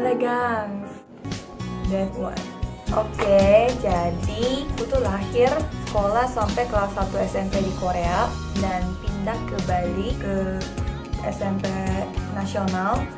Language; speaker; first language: Indonesian; early bilingual, other home language; Korean